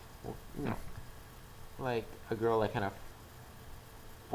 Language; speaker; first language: English; native; English